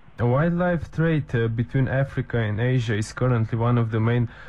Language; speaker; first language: English; non-native, fluent; Slovenian